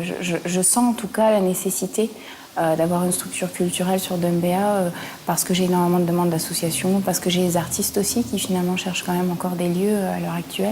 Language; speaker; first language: French; native; French